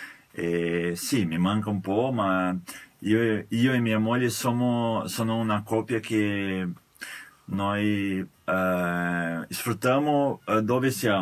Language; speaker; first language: Italian; non-native, fluent; Portuguese